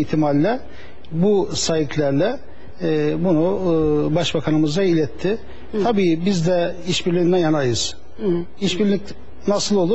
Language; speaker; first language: Turkish; native; Turkish